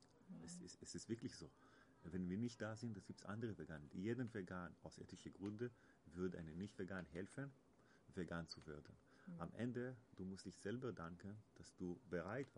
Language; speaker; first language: German; non-native, learner; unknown